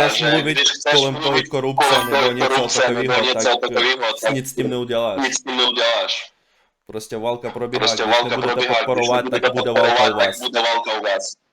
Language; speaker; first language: Czech; non-native, learner; Russian